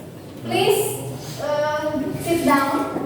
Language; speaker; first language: English; non-native, fluent; Indonesian